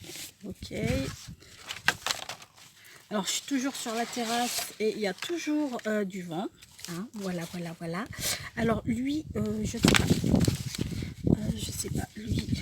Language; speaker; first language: French; native; French